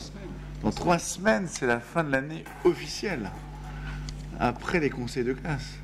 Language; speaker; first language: French; native; French